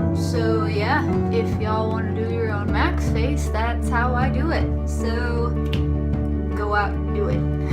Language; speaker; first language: English; native; English